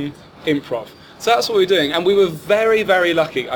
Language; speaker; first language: English; native; English